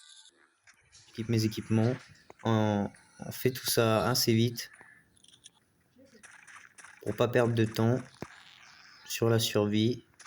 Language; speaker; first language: French; native; French